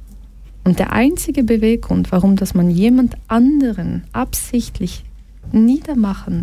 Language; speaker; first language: German; early bilingual, other home language; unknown